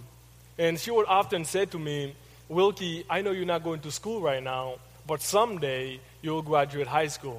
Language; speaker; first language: English; non-native, fluent; Haitian Creole